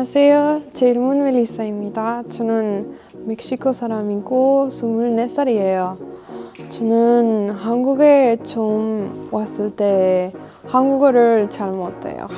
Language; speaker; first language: Korean; non-native, learner; Spanish